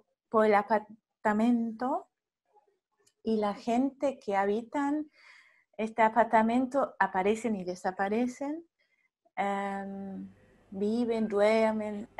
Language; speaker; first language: Spanish; non-native, fluent; German